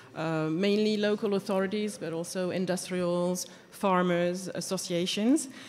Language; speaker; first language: English; non-native, fluent; French